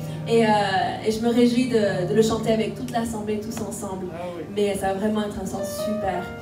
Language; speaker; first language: French; native; French